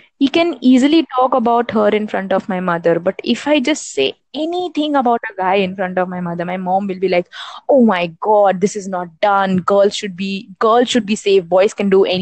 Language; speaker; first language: English; non-native, local second language; Hindi